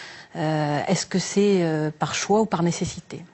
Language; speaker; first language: French; native; French